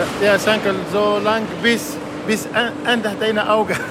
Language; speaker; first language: German; non-native, learner; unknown